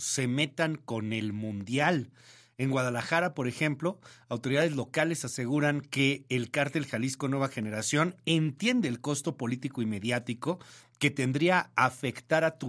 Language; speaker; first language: Spanish; native; Spanish